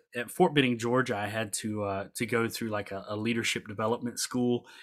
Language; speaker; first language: English; native; English